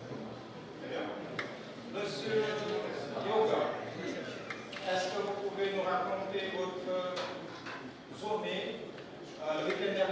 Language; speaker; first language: French; non-native, fluent; Indonesian